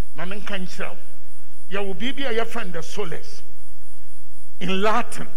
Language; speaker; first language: English; non-native, local second language; Akan